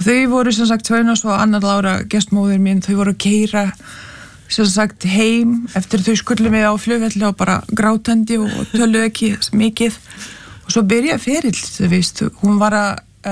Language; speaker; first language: Icelandic; non-native, fluent; Lithuanian